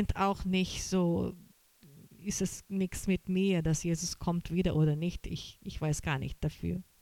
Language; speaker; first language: German; non-native, fluent; Portuguese